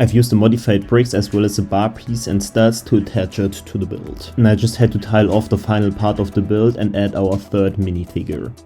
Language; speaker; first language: English; non-native, fluent; German